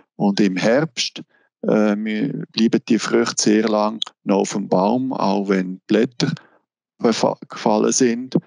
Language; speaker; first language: German; non-native, local second language; French